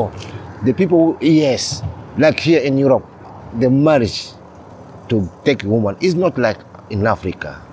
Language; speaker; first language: English; non-native, learner; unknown